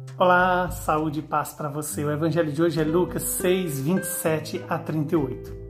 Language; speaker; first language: Portuguese; native; Portuguese